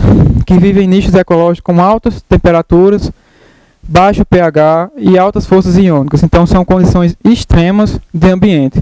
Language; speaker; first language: Portuguese; native; Portuguese